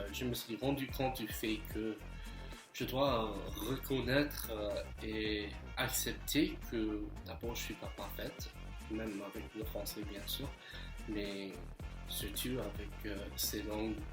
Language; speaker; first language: French; non-native, fluent; English